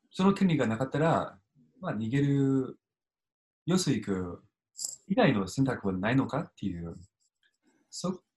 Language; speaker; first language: Japanese; non-native, fluent; English